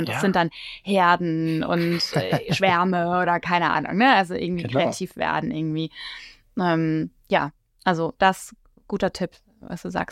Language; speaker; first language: German; native; German